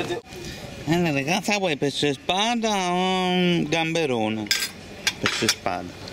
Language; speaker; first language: Italian; native; Italian